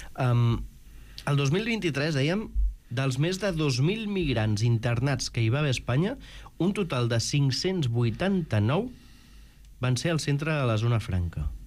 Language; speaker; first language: Catalan; native; Catalan